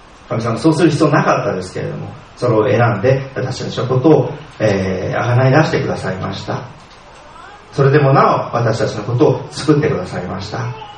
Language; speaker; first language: Japanese; native; Japanese